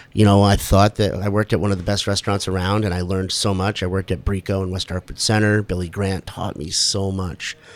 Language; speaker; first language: English; native; English